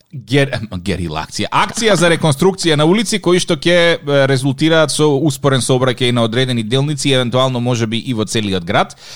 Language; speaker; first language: Macedonian; native; Macedonian